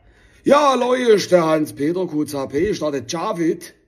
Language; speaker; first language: German; native; German